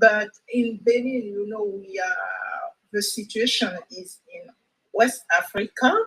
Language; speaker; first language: English; non-native, local second language; French